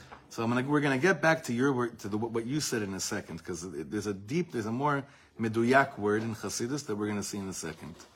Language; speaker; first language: English; native; English